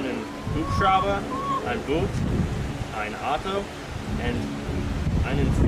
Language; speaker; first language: German; non-native, learner; English